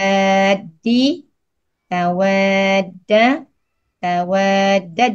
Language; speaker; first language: Arabic; non-native, learner; Malay